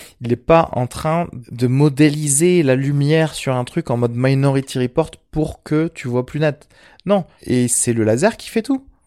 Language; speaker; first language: French; early bilingual, other home language; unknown